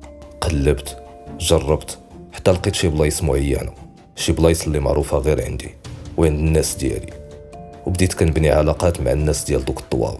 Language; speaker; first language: Arabic; native; Arabic